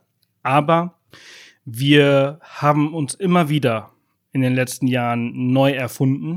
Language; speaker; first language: German; native; German